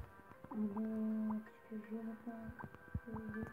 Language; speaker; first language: French; native; French